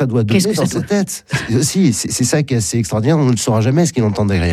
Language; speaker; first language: French; native; French